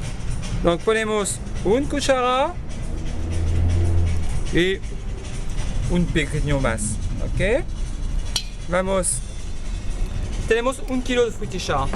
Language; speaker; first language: Spanish; non-native, learner; French